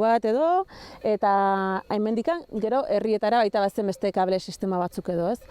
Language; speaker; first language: Basque; native; Basque